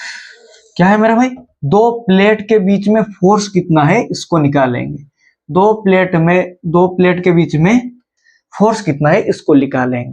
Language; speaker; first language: Hindi; non-native, local second language; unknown